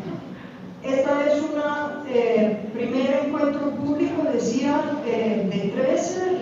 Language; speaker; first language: Spanish; native; Spanish